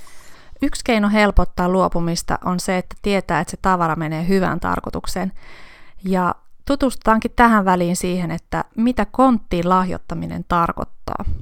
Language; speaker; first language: Finnish; native; Finnish